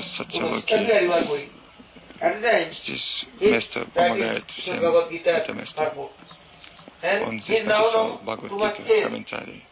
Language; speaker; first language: Russian; non-native, learner; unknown